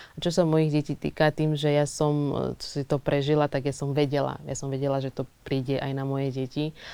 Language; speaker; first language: Slovak; early bilingual, other home language; Portuguese